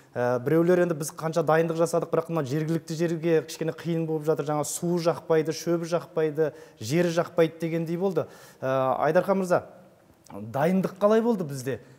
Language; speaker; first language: Kazakh; native; Kazakh